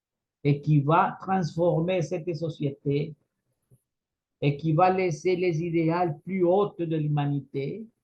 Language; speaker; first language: French; non-native, fluent; Spanish